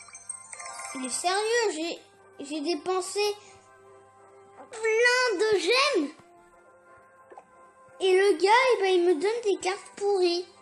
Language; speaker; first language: French; native; French